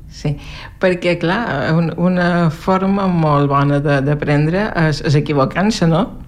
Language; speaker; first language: Catalan; native; Catalan